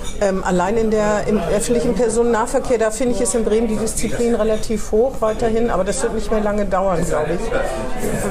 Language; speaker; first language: German; native; German